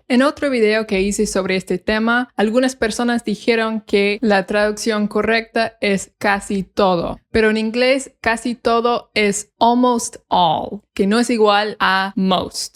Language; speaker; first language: Spanish; non-native, fluent; English